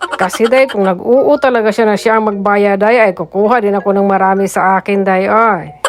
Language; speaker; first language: Filipino; non-native, local second language; Cebuano